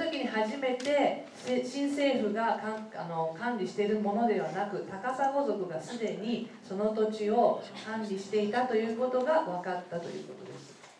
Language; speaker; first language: Japanese; non-native, fluent; Chinese